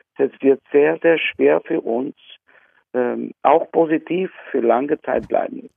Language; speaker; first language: German; non-native, learner; Albanian